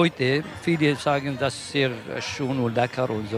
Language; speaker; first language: German; non-native, learner; Kurdish